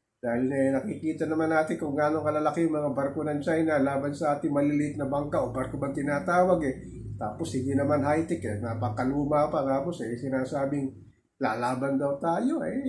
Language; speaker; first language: Filipino; native; Filipino